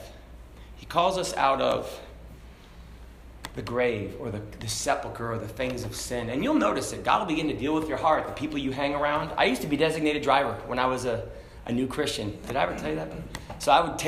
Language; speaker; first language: English; native; English